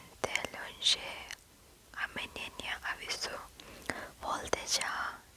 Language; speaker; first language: Portuguese; non-native, learner; English